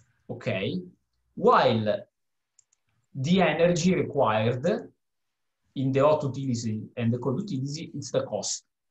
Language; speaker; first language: English; non-native, fluent; Italian